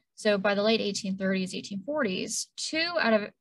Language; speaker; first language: English; native; English